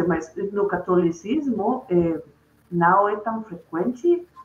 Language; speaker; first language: Portuguese; non-native, fluent; Spanish